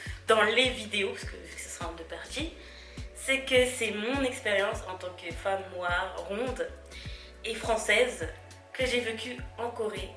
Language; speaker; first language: French; native; French